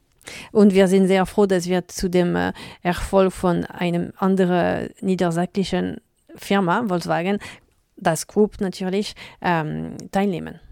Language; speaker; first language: German; non-native, learner; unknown